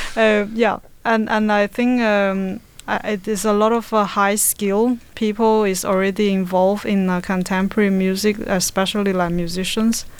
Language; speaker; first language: English; non-native, learner; Chinese